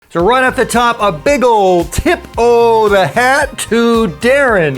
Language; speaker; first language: English; native; English